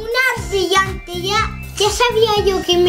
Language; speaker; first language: Spanish; native; Spanish